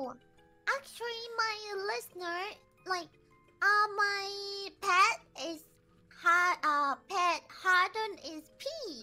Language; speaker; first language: English; non-native, learner; Japanese